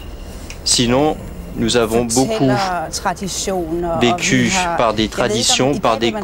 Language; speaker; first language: French; non-native, fluent; Kalaallisut